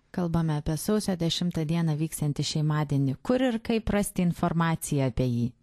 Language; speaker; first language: Lithuanian; native; Lithuanian